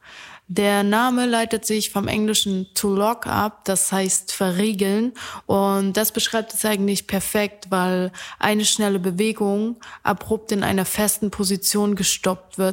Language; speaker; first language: German; native; German